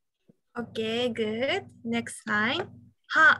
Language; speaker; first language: English; non-native, learner; Japanese